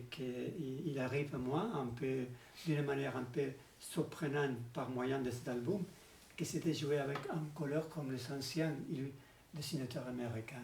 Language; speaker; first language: French; non-native, learner; Spanish